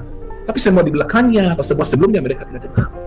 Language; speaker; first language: Indonesian; non-native, fluent; Hebrew